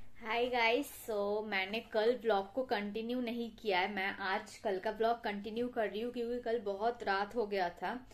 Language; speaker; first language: Hindi; non-native, local second language; Bangla